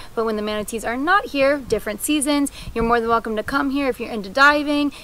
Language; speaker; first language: English; native; English